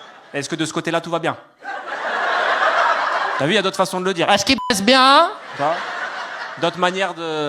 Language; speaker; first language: French; native; French